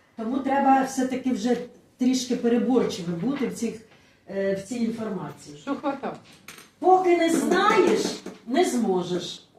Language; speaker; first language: Ukrainian; non-native, local second language; Russian